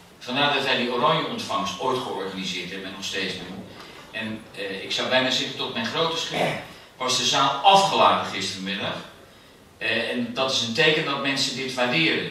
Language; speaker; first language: Dutch; native; Dutch